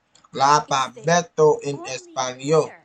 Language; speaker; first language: Spanish; non-native, learner; English